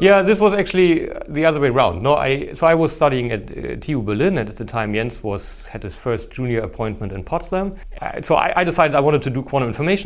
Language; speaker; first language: English; non-native, fluent; German